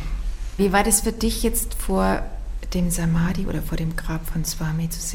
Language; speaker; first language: German; native; German